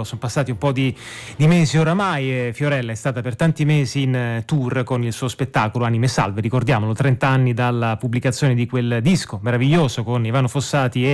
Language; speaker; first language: Italian; native; Italian